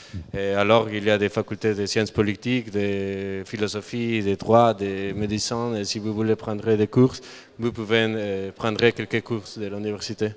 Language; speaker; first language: French; non-native, learner; Spanish